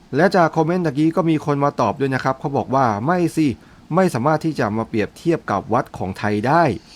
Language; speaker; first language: Thai; native; Thai